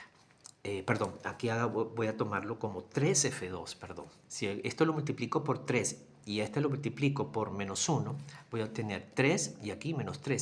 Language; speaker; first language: Spanish; native; Spanish